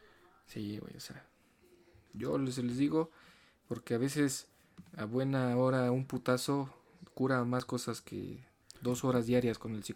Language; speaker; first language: Spanish; native; Spanish